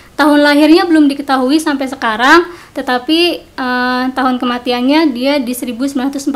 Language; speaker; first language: Indonesian; non-native, local second language; Sundanese